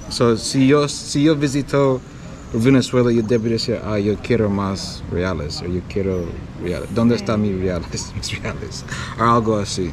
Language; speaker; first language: Spanish; non-native, learner; English